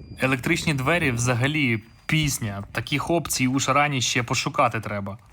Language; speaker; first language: Ukrainian; native; Ukrainian